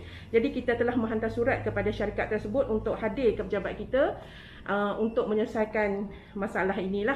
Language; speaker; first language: Malay; native; Malay